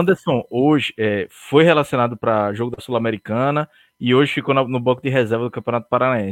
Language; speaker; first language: Portuguese; native; Portuguese